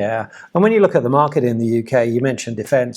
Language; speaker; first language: English; native; English